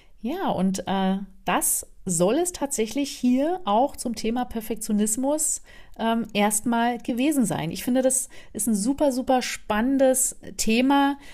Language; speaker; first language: German; native; German